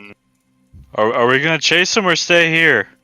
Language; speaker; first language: English; native; English